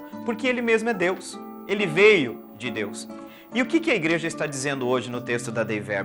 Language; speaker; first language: Portuguese; native; Portuguese